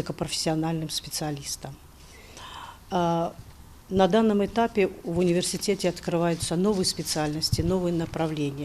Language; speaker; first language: Russian; native; Russian